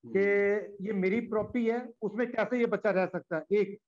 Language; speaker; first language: Urdu; native; Urdu